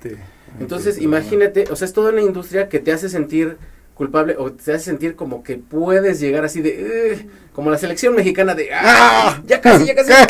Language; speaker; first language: Spanish; native; Spanish